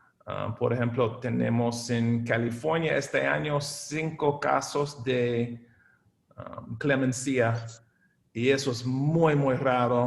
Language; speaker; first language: Spanish; non-native, fluent; English